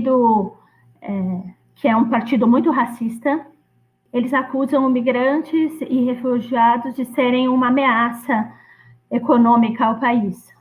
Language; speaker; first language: Portuguese; non-native, fluent; Greek